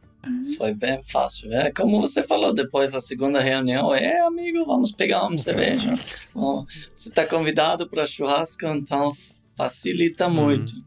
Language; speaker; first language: Portuguese; non-native, learner; German